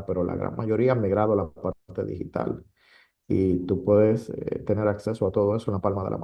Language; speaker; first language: Spanish; native; Spanish